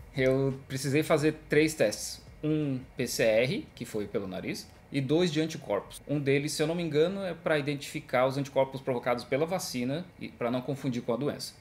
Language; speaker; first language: Portuguese; native; Portuguese